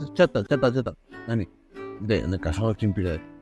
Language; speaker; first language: Japanese; non-native, learner; Spanish